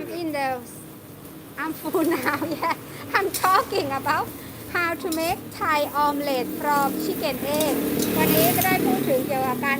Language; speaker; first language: English; non-native, learner; Thai